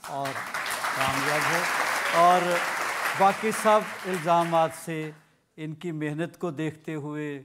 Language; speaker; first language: Hindi; native; Hindi